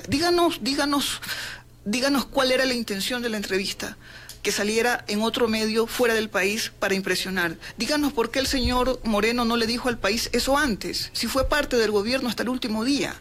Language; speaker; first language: Spanish; native; Spanish